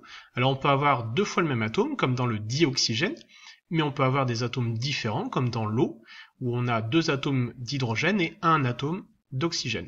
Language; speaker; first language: French; native; French